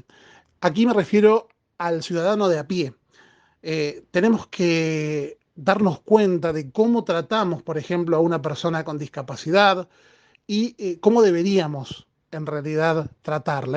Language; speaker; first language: Spanish; native; Spanish